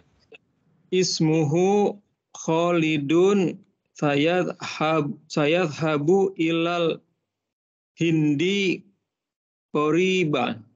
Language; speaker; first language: Arabic; non-native, learner; Indonesian